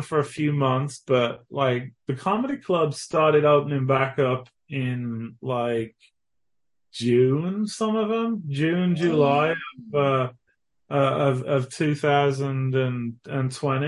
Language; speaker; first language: English; native; English